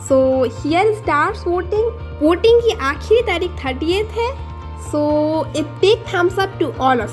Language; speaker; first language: English; non-native, local second language; Hindi